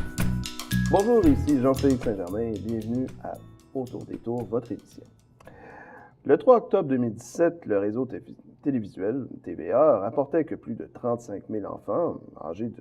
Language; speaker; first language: French; native; French